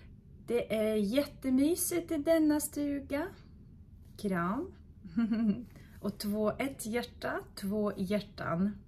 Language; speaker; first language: Swedish; non-native, fluent; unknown